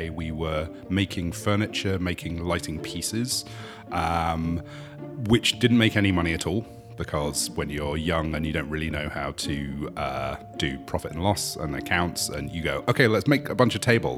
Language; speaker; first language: English; native; English